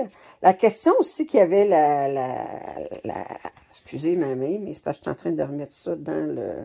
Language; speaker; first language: French; native; French